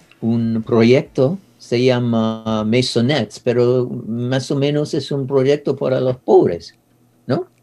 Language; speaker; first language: Spanish; non-native, learner; English